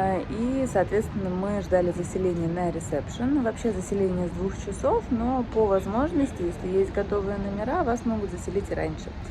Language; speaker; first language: Russian; native; Russian